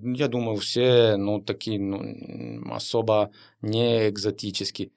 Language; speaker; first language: Russian; non-native, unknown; Italian